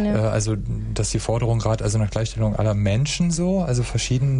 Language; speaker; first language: German; native; German